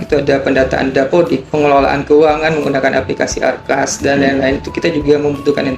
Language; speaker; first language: Indonesian; native; Indonesian